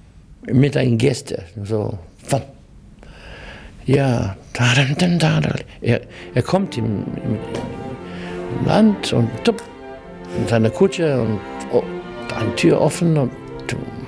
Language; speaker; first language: German; non-native, learner; English